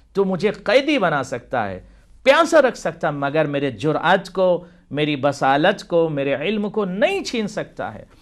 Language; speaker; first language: Urdu; native; Urdu